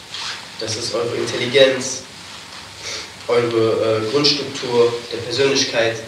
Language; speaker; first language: German; early bilingual, other home language; Turkish